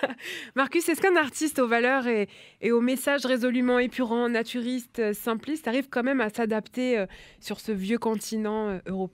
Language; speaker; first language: French; native; French